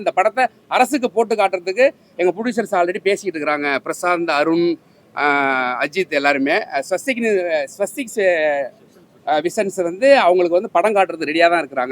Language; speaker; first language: Tamil; native; Tamil